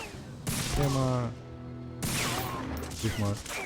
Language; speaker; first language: German; native; German